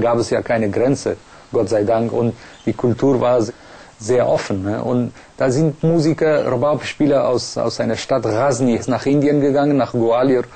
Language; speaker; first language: German; non-native, fluent; Persian